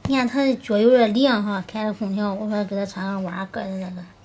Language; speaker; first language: Chinese; native; Chinese